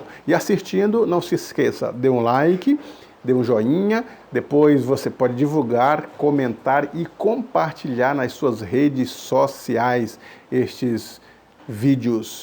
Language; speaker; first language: Portuguese; native; Portuguese